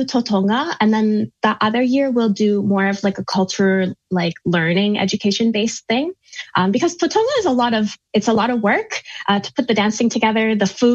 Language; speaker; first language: English; native; English